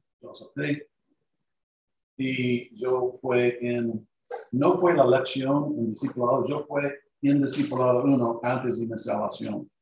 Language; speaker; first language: Spanish; non-native, learner; English